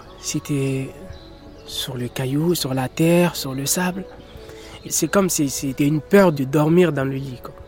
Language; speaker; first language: French; non-native, local second language; Fula